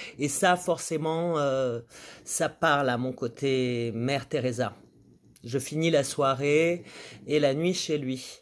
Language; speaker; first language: French; native; French